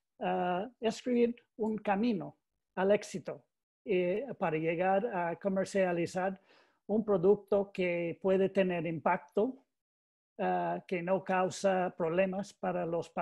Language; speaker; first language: Spanish; non-native, learner; English